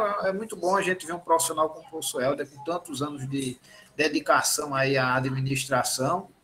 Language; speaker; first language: Portuguese; native; Portuguese